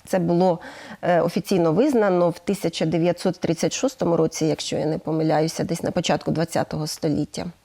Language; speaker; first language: Ukrainian; native; Ukrainian